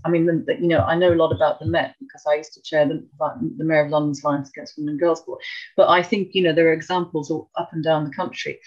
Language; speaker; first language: English; native; English